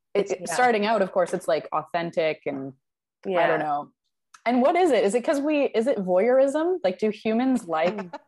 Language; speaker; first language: English; native; English